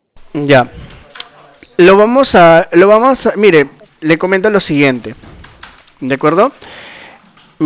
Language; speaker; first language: Spanish; native; Spanish